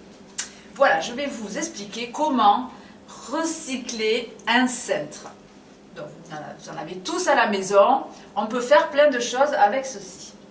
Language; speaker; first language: French; native; French